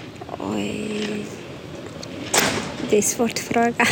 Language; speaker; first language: Swedish; non-native, learner; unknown